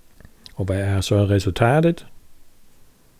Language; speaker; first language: Danish; non-native, fluent; German